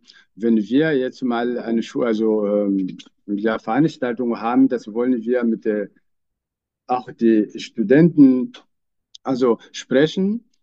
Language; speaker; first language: German; non-native, fluent; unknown